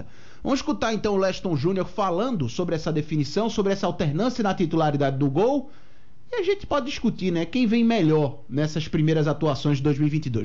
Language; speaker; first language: Portuguese; native; Portuguese